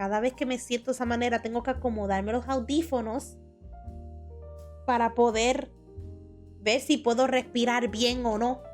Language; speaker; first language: Spanish; early bilingual, heritage; Spanish